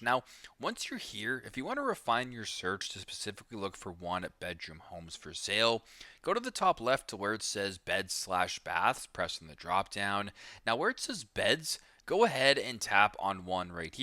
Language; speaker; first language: English; native; English